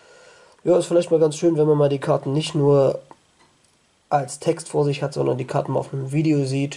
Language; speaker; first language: German; native; German